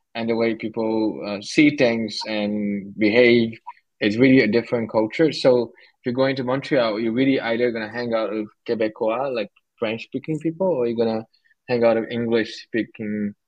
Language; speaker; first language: English; non-native, fluent; Portuguese